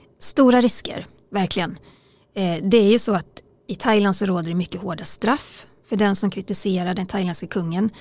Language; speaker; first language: Swedish; native; Swedish